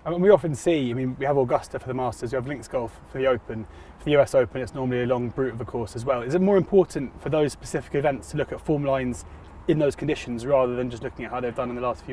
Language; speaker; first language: English; native; English